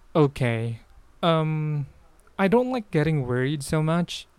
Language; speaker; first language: English; non-native, local second language; Filipino